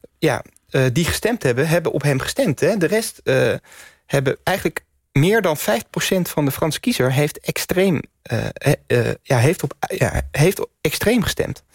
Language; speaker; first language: Dutch; native; Dutch